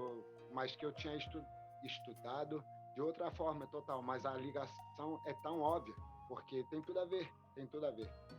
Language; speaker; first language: Portuguese; non-native, fluent; French